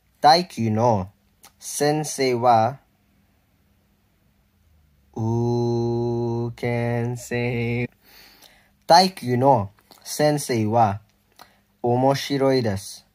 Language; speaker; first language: Japanese; non-native, learner; English